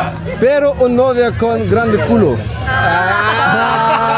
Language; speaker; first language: Spanish; non-native, learner; German